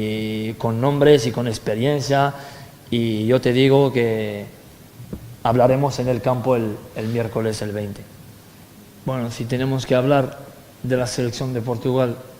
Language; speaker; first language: Spanish; non-native, fluent; French